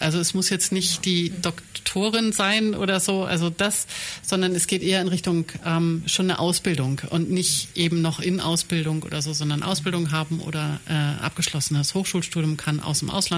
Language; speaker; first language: German; native; German